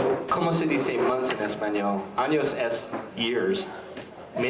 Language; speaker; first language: Spanish; non-native, learner; English